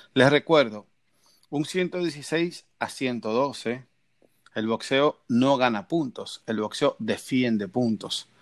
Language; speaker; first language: Spanish; native; Spanish